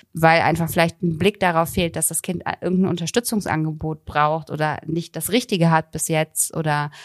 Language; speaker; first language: German; native; German